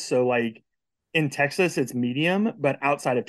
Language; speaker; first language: English; native; English